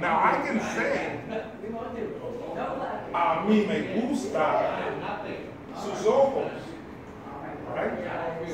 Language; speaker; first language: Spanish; non-native, fluent; English